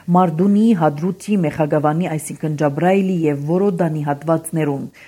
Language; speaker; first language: Armenian; early bilingual, heritage; Armenian